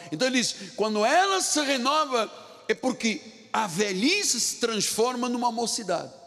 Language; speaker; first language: Portuguese; native; Portuguese